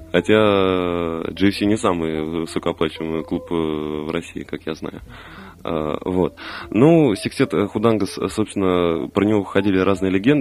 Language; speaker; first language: Russian; native; Russian